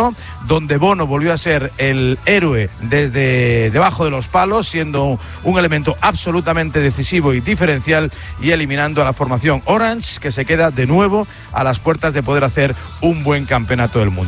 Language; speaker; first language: Spanish; native; Spanish